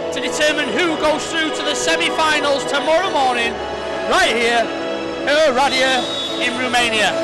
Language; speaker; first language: English; native; English